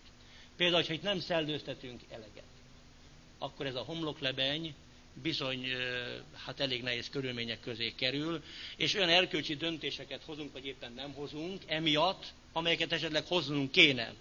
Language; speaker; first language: Hungarian; native; Hungarian